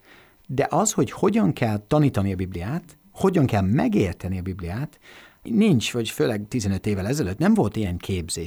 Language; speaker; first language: Hungarian; non-native, fluent; English